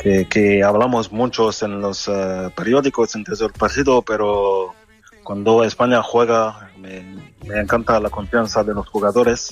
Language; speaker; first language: Spanish; non-native, fluent; French